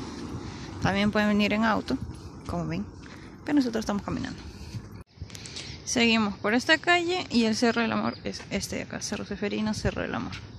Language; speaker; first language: Spanish; native; Spanish